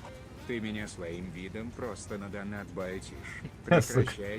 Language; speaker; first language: Russian; native; Russian